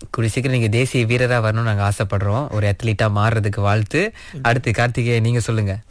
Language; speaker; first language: Tamil; native; Tamil